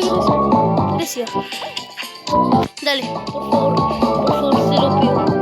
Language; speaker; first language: Spanish; native; Spanish